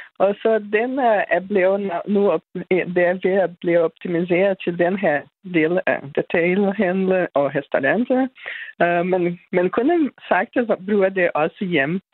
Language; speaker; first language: Danish; non-native, fluent; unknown